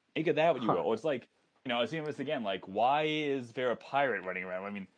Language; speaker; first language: English; native; English